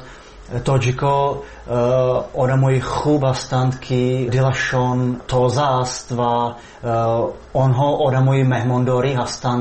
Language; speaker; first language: Persian; non-native, fluent; Czech